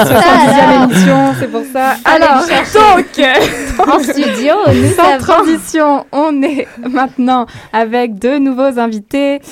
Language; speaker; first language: French; native; French